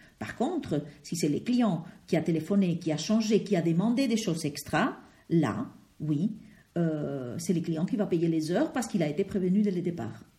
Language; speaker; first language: French; non-native, fluent; Spanish